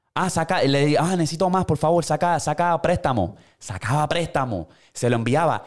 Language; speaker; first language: Spanish; native; Spanish